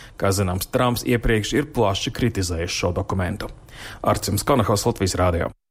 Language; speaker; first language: Latvian; native; Latvian